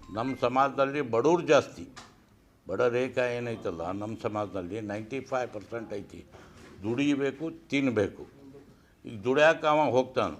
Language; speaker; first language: Kannada; non-native, local second language; Urdu